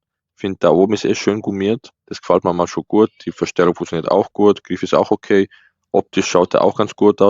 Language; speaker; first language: German; native; German